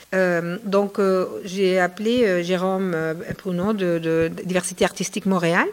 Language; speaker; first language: French; non-native, fluent; Spanish